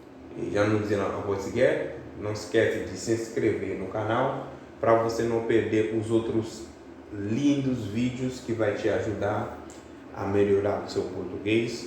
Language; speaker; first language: Portuguese; non-native, fluent; Haitian Creole